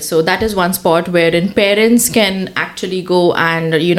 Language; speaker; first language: English; non-native, local second language; Hindi